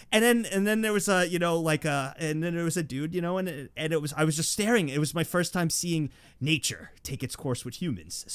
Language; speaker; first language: English; native; English